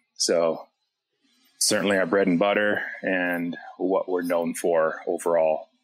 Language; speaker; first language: English; native; English